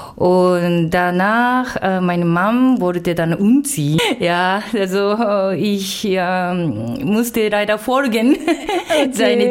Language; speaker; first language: German; non-native, fluent; Japanese